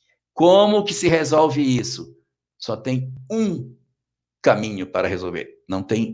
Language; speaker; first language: Portuguese; native; Portuguese